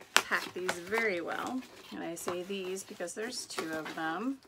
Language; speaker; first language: English; native; English